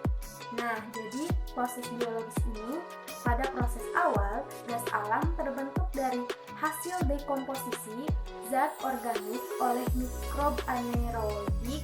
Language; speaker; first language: Indonesian; native; Indonesian